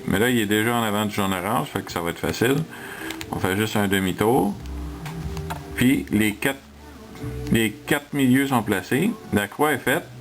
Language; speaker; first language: French; native; French